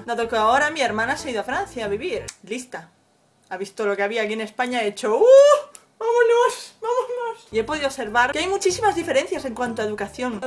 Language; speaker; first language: Spanish; early bilingual, other home language; French